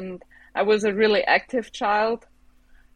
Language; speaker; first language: English; non-native, fluent; German